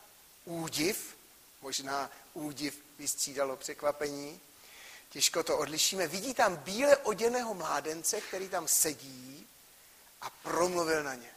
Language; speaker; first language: Czech; native; Czech